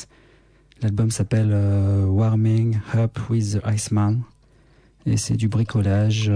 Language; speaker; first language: French; native; French